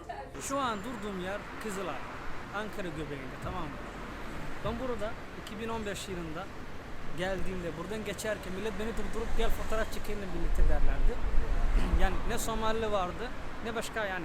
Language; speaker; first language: Turkish; non-native, fluent; Somali